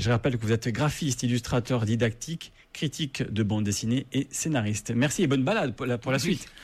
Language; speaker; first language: French; native; French